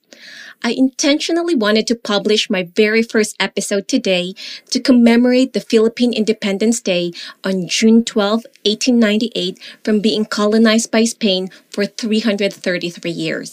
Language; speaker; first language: English; non-native, local second language; Filipino